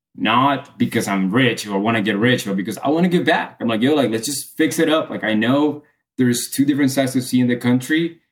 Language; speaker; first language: English; early bilingual, other home language; Spanish